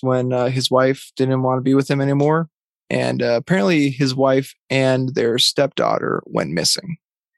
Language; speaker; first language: English; native; English